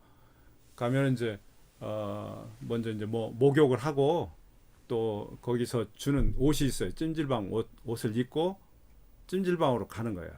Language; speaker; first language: Korean; native; Korean